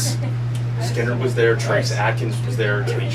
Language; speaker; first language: English; native; English